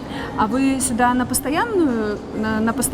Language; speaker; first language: Russian; native; Russian